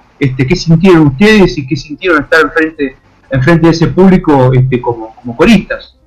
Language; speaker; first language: Spanish; native; Spanish